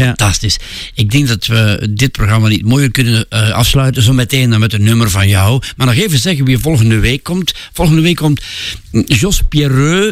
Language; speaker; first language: Dutch; native; Dutch